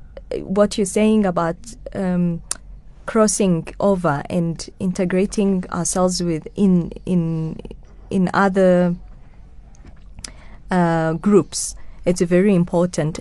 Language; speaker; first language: English; non-native, local second language; Kinyarwanda